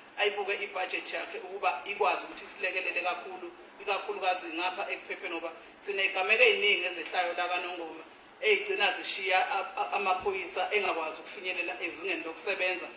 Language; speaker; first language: Zulu; native; Zulu